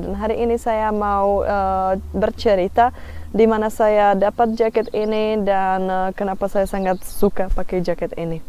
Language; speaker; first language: Indonesian; non-native, fluent; Czech